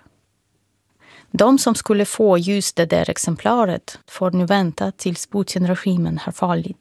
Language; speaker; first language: Swedish; non-native, fluent; Russian